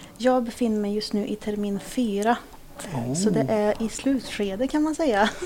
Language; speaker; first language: Swedish; early bilingual, other home language; Kurdish